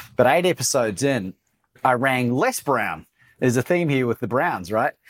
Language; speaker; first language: English; native; English